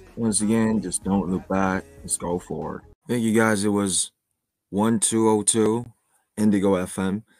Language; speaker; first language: English; non-native, fluent; Korean